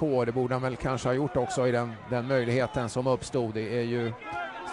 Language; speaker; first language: Swedish; native; Swedish